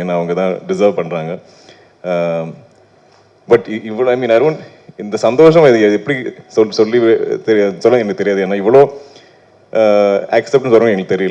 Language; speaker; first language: Tamil; non-native, local second language; Malayalam